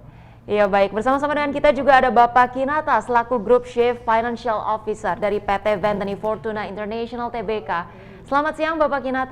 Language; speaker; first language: Indonesian; native; Indonesian